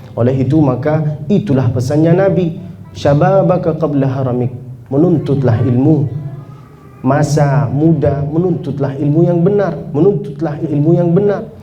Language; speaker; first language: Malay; non-native, fluent; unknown